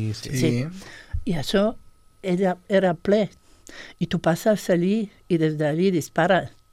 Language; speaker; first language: Catalan; non-native, fluent; Bosnian